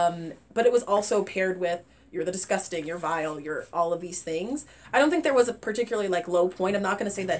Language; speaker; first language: English; native; English